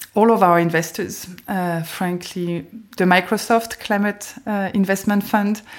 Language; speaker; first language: English; non-native, fluent; French